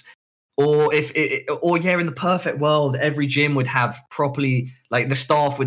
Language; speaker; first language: English; native; English